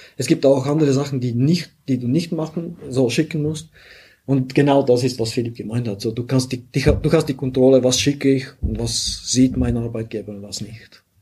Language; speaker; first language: German; non-native, fluent; Bulgarian